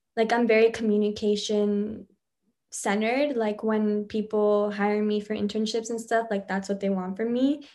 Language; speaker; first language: English; early bilingual, other home language; Spanish